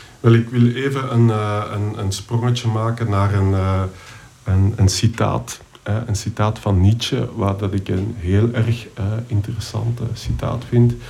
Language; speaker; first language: Dutch; native; Dutch